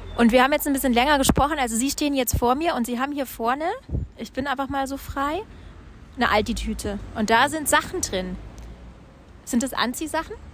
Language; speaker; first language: German; native; German